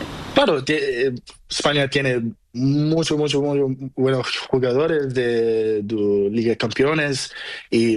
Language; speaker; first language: Spanish; non-native, learner; Portuguese